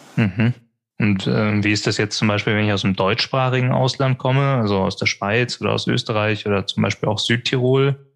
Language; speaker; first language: German; native; German